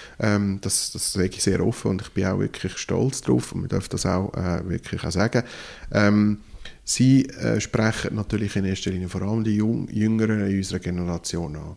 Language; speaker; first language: German; non-native, local second language; French